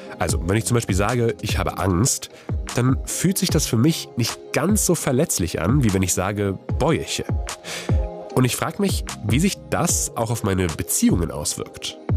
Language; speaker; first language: German; non-native, fluent; Polish